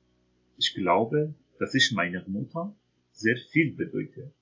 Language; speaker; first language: German; non-native, fluent; Persian